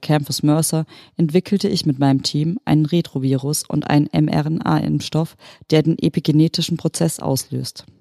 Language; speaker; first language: German; native; German